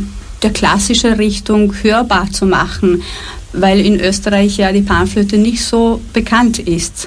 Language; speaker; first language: German; non-native, fluent; Romanian